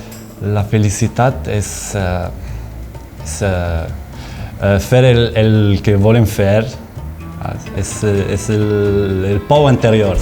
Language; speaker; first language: Catalan; non-native, learner; Arabic